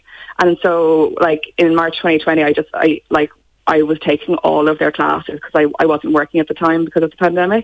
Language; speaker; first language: English; native; English